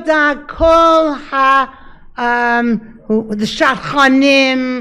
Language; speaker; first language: Hebrew; non-native, learner; English